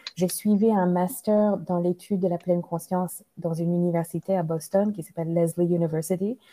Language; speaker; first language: French; non-native, fluent; English